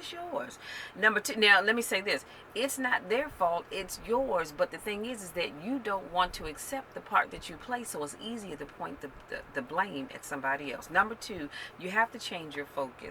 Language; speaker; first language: English; native; English